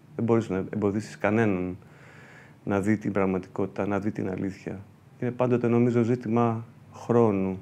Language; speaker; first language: Greek; early bilingual, heritage; Greek